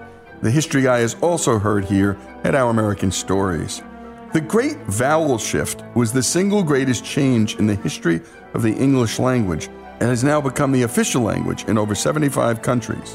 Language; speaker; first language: English; native; English